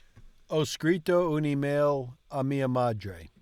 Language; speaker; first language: Italian; non-native, learner; English